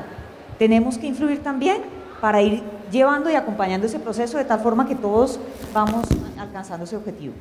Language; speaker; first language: Spanish; native; Spanish